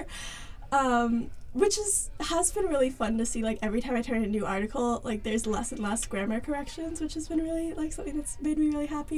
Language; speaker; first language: English; native; English